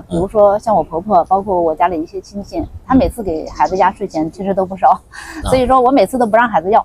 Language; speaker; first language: Chinese; non-native, local second language; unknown